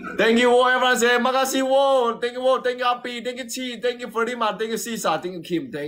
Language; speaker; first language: English; non-native, learner; Vietnamese